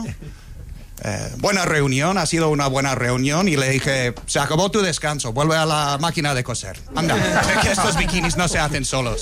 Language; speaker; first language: Spanish; non-native, fluent; English